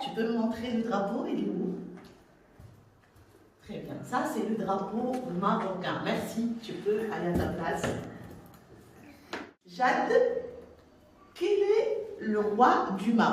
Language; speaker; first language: French; non-native, local second language; Arabic